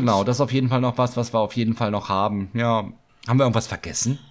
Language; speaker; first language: German; native; German